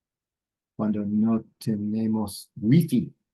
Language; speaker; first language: Spanish; non-native, learner; English